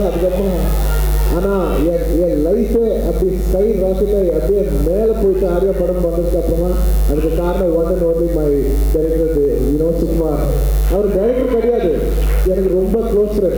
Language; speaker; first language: Tamil; non-native, local second language; Telugu